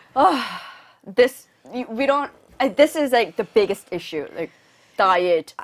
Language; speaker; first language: English; non-native, local second language; Korean